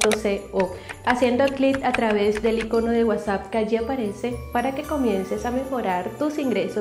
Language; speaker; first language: Spanish; native; Spanish